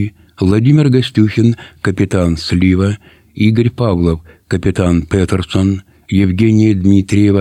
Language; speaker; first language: Russian; native; Russian